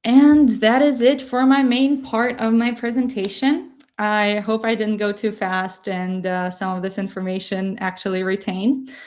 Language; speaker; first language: English; non-native, fluent; Ukrainian